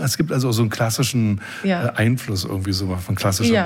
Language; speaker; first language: German; native; German